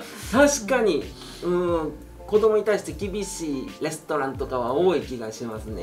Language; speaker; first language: Japanese; native; Japanese